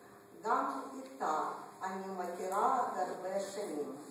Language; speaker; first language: Hebrew; non-native, learner; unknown